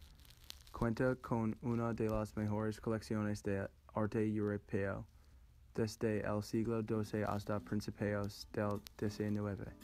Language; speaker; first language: Spanish; non-native, learner; English